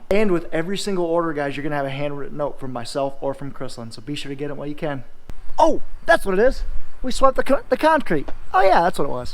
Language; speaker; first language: English; native; English